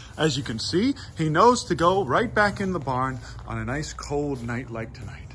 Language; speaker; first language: English; native; English